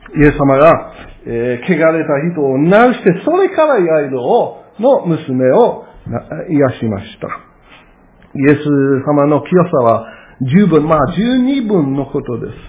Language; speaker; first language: Japanese; non-native, fluent; English